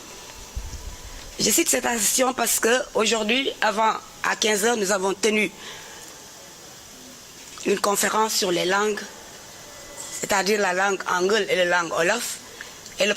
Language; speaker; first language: French; non-native, local second language; Wolof